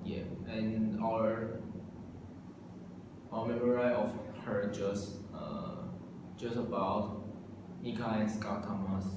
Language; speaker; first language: English; non-native, learner; Chinese